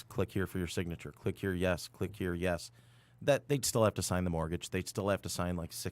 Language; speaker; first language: English; native; English